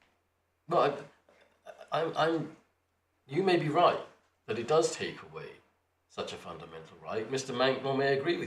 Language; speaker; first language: English; native; English